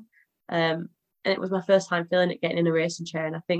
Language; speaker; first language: English; native; English